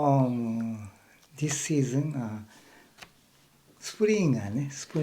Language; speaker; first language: English; non-native, learner; Japanese